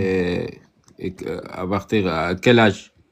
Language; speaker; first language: French; non-native, learner; Arabic